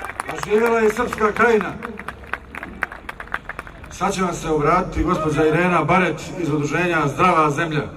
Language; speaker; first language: Bosnian; native; Bosnian